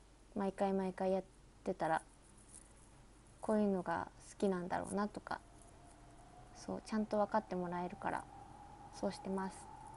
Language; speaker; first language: Japanese; native; Japanese